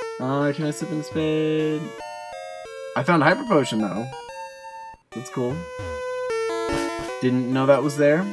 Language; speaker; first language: English; native; English